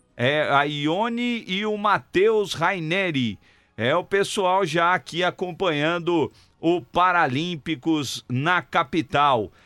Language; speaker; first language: Portuguese; native; Portuguese